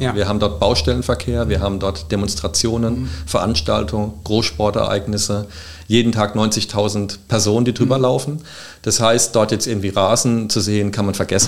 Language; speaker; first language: German; native; German